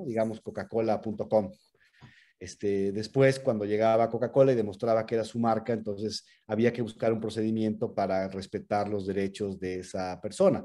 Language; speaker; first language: Spanish; native; Spanish